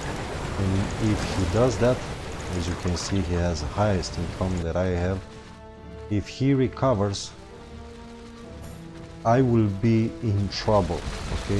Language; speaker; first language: English; non-native, fluent; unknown